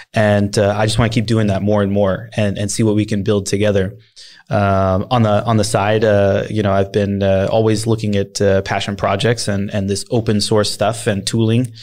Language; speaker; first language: English; early bilingual, other home language; Swedish